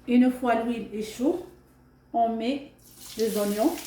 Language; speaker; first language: French; non-native, local second language; Arabic